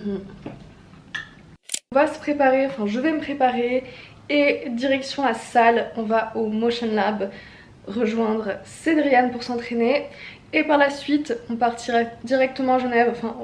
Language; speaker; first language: French; native; French